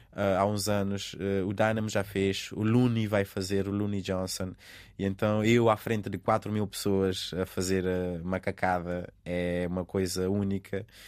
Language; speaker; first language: Portuguese; non-native, local second language; Kabuverdianu